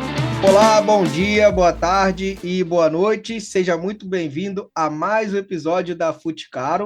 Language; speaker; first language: Portuguese; native; Portuguese